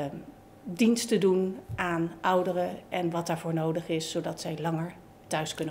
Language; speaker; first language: Dutch; native; Dutch